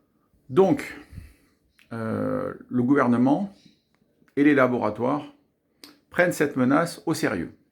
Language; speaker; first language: French; native; French